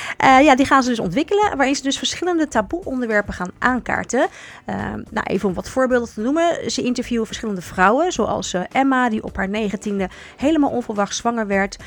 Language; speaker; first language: Dutch; native; Dutch